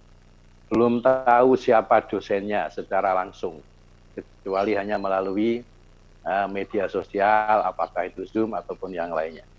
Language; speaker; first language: Indonesian; native; Indonesian